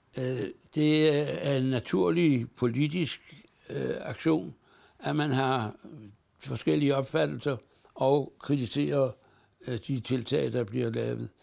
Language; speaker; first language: Danish; native; Danish